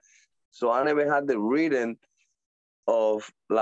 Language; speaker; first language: English; non-native, learner; Spanish